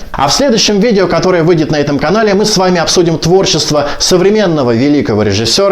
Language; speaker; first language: Russian; native; Russian